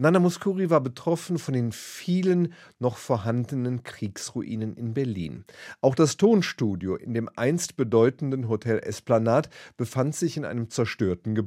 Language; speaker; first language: German; native; German